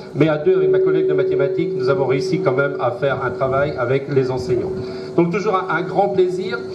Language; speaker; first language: French; non-native, local second language; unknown